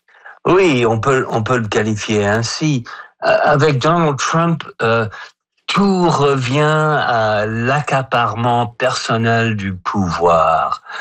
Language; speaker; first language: French; non-native, fluent; English